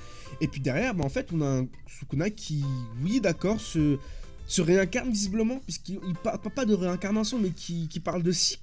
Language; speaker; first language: French; native; French